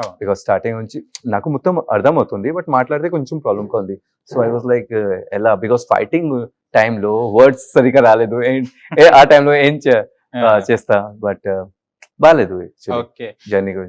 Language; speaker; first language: Telugu; non-native, learner; Hindi